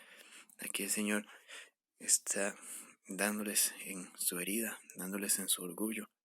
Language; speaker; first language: Spanish; native; Spanish